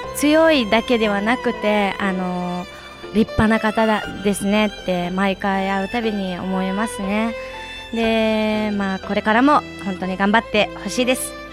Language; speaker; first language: Japanese; non-native, fluent; Mongolian